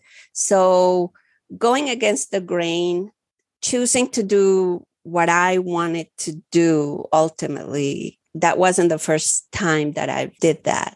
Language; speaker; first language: English; early bilingual, other home language; Spanish